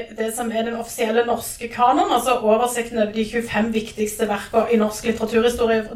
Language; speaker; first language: Norwegian; native; Norwegian